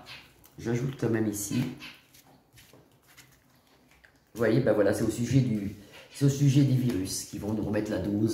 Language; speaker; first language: French; native; French